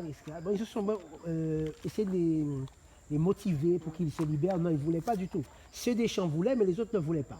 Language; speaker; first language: French; non-native, local second language; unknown